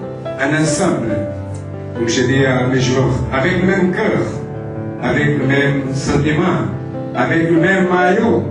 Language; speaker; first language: French; non-native, fluent; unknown